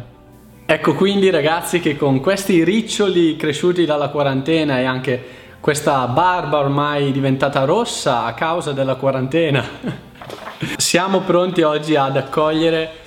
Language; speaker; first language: Italian; native; Italian